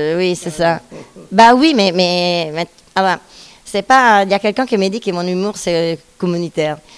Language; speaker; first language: French; non-native, fluent; Italian